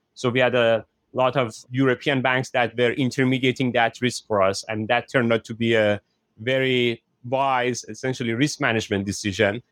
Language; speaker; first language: English; non-native, fluent; Persian